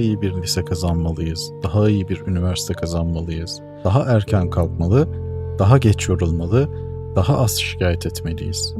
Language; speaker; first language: Turkish; native; Turkish